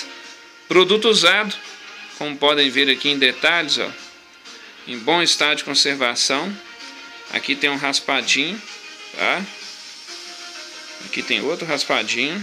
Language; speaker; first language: Portuguese; native; Portuguese